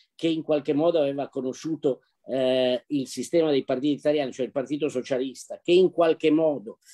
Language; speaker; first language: Italian; native; Italian